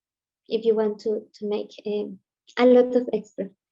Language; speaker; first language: English; non-native, learner; Spanish